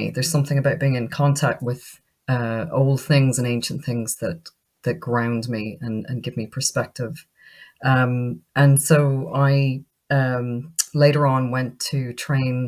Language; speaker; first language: English; native; English